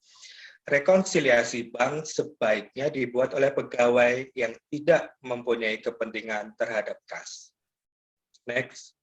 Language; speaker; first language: Indonesian; native; Indonesian